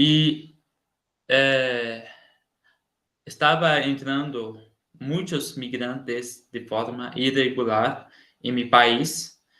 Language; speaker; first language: Spanish; non-native, learner; Portuguese